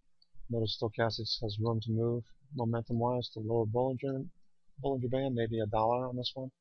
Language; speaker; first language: English; native; English